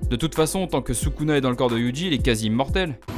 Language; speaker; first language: French; native; French